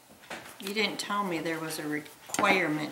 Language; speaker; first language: English; native; English